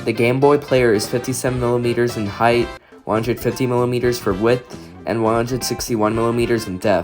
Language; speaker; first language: English; native; English